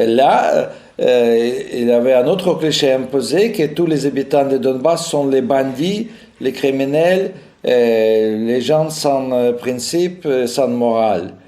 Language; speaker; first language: French; non-native, fluent; Russian